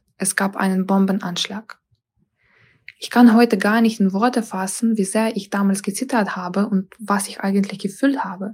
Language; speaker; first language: German; non-native, fluent; Ukrainian